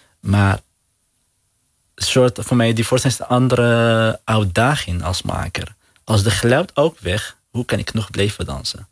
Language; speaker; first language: Dutch; non-native, learner; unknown